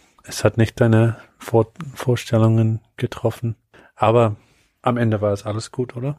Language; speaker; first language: German; non-native, fluent; Bulgarian